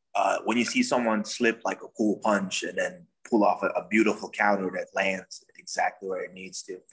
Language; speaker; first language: English; non-native, fluent; Dutch